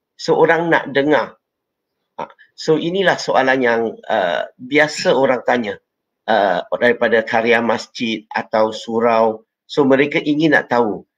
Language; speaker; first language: Malay; non-native, local second language; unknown